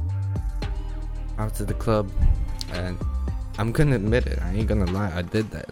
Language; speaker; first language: English; non-native, fluent; Dutch